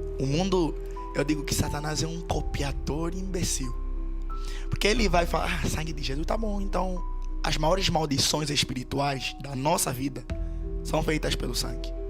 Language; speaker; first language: Portuguese; native; Portuguese